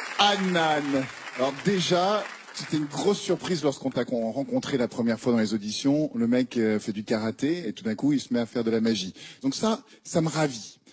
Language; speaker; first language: French; native; French